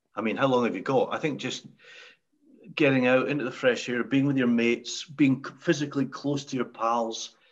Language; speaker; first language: English; native; English